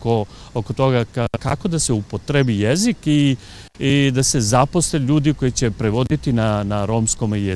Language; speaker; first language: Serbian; non-native, local second language; Romany